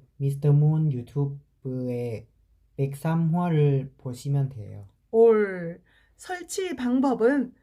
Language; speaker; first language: Korean; non-native, learner; Lao